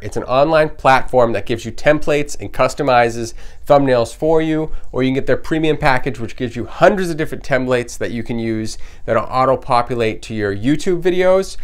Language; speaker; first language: English; native; English